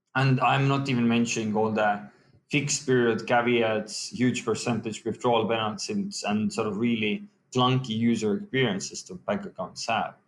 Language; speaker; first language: English; non-native, fluent; Estonian